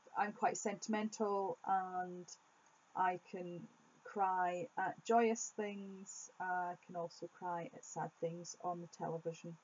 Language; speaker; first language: English; native; English